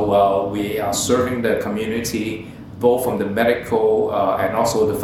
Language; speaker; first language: English; non-native, local second language; Cantonese